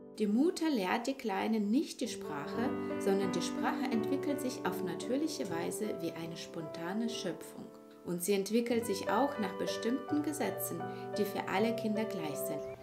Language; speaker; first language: German; non-native, fluent; Russian